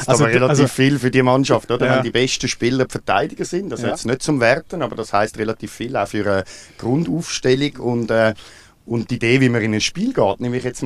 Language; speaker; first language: German; native; German